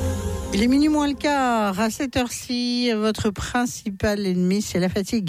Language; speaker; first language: French; native; French